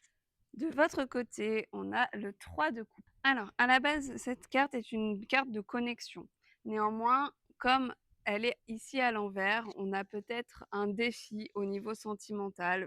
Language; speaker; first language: French; native; French